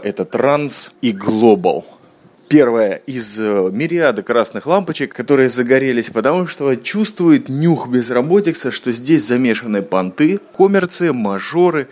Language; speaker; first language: Russian; native; Russian